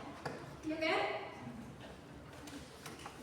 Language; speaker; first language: English; non-native, learner; Indonesian